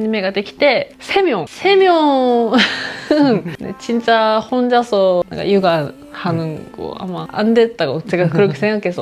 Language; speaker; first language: Korean; non-native, fluent; Japanese